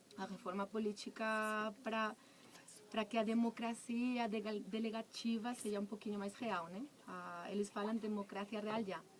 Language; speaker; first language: Portuguese; non-native, fluent; Spanish